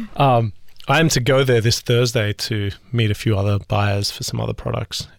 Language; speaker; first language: English; native; English